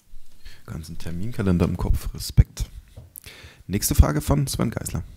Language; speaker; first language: German; native; German